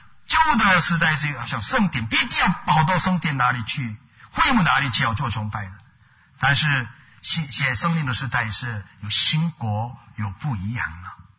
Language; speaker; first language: Chinese; non-native, fluent; Korean